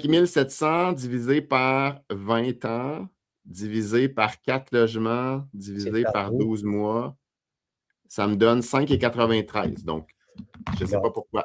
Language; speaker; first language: French; native; French